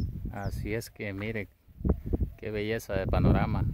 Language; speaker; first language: Spanish; native; Spanish